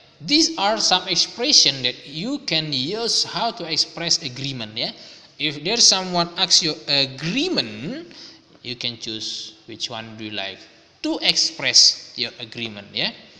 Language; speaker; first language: English; non-native, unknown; Indonesian